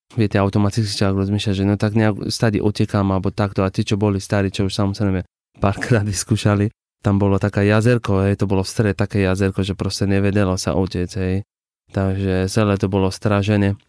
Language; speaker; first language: Slovak; non-native, learner; Persian